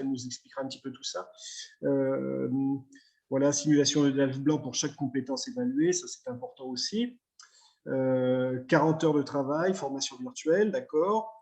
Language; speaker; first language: French; native; French